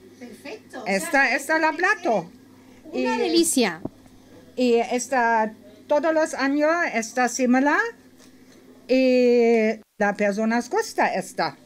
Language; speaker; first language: Spanish; non-native, learner; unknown